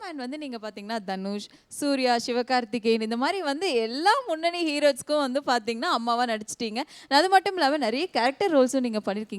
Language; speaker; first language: Tamil; native; Tamil